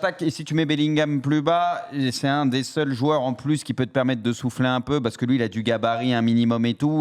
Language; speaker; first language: French; native; French